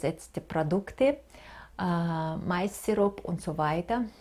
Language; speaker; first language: German; non-native, fluent; Russian